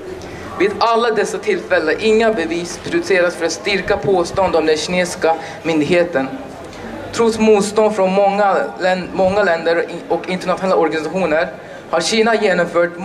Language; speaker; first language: Swedish; non-native, learner; Uyghur